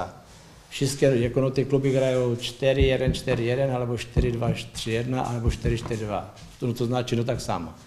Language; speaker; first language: Polish; non-native, learner; Czech